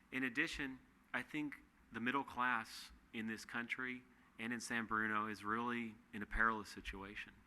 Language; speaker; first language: English; native; English